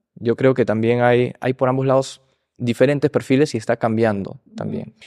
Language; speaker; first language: Spanish; early bilingual, heritage; Spanish